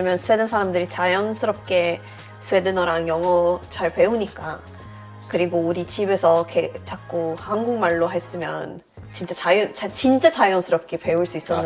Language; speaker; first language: Korean; non-native, fluent; Swedish